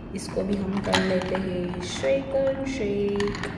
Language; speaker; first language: Hindi; non-native, local second language; Marathi